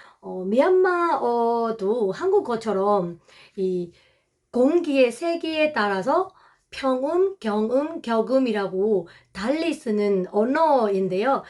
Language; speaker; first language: Korean; non-native, fluent; Burmese